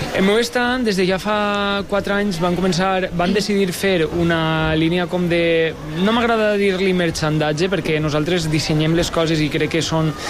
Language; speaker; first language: Catalan; native; Catalan